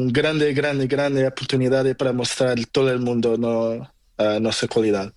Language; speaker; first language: Spanish; non-native, learner; Portuguese